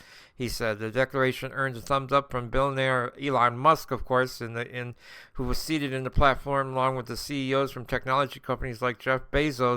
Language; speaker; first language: English; native; English